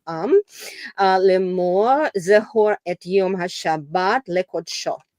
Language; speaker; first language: Hebrew; non-native, learner; English